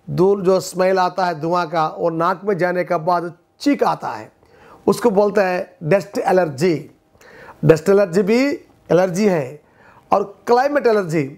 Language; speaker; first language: Hindi; non-native, local second language; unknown